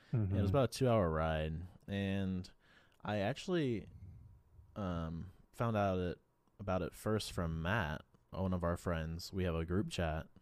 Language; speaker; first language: English; native; English